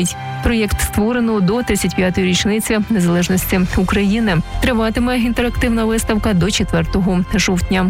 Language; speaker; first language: Ukrainian; native; Ukrainian